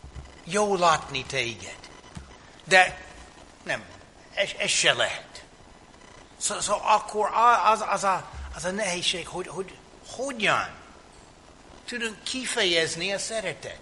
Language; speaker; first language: Hungarian; non-native, fluent; English